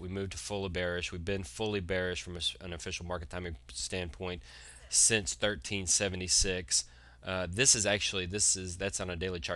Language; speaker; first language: English; native; English